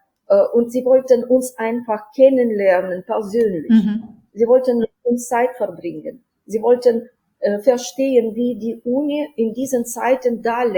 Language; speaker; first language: German; non-native, fluent; Ukrainian